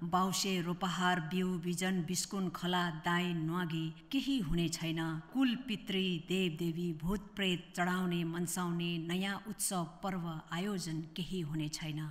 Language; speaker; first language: Nepali; native; Nepali